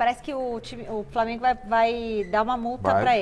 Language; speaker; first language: Portuguese; native; Portuguese